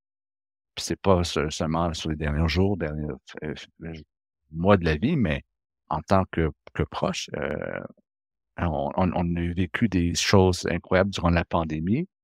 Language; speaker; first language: French; native; French